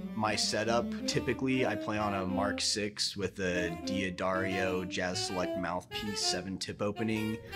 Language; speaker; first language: English; native; English